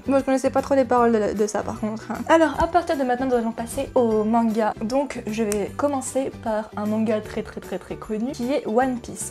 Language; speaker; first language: French; native; French